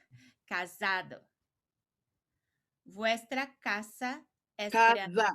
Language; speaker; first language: Spanish; non-native, learner; English